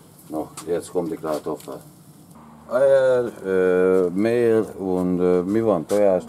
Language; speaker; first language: German; non-native, learner; Hungarian